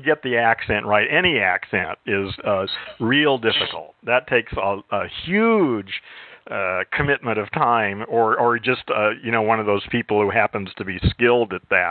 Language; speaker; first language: English; native; English